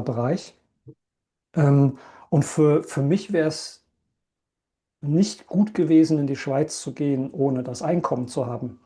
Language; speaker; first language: German; native; German